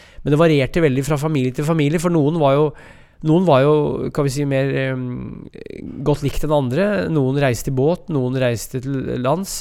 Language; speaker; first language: Norwegian; native; Norwegian